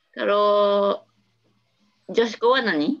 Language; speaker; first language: Japanese; non-native, learner; Indonesian